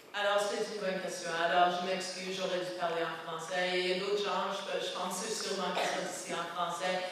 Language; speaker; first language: French; non-native, learner; English